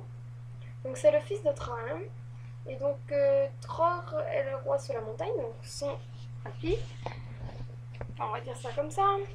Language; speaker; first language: French; native; French